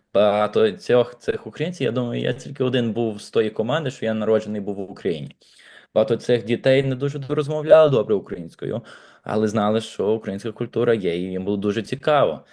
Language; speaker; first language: Ukrainian; native; Ukrainian